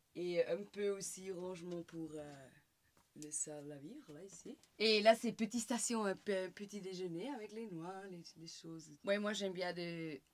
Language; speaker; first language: French; non-native, learner; German